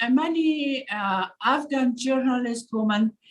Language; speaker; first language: English; non-native, learner; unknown